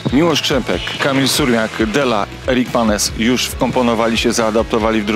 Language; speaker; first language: Polish; native; Polish